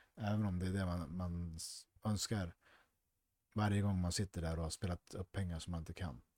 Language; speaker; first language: Swedish; early bilingual, other home language; Spanish